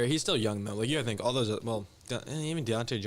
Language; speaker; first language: English; native; English